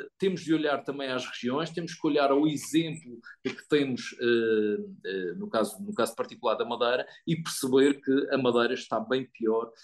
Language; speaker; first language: Portuguese; native; Portuguese